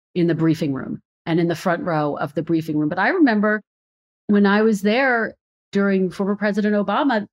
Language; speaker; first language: English; native; English